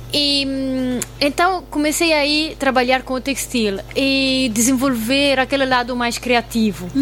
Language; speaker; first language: Portuguese; non-native, fluent; Italian